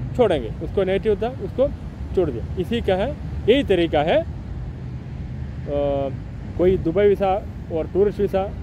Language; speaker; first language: Hindi; non-native, local second language; Malayalam